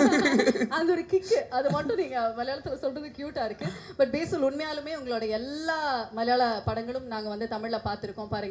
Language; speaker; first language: Tamil; native; Tamil